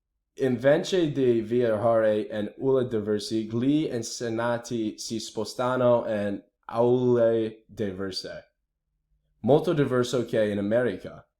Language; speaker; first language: Italian; non-native, learner; English